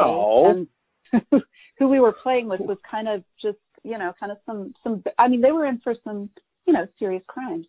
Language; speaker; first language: English; native; English